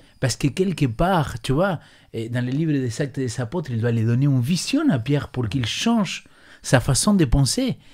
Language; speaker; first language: French; non-native, fluent; Spanish